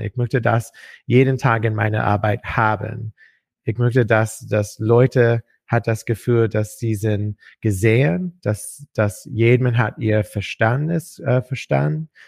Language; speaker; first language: German; non-native, learner; English